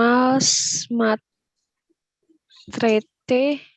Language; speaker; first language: Russian; non-native, learner; Indonesian